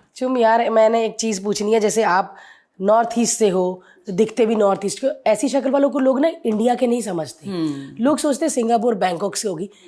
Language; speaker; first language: Hindi; non-native, local second language; Punjabi